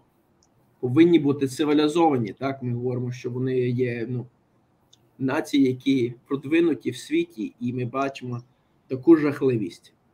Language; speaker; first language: Ukrainian; early bilingual, heritage; Ukrainian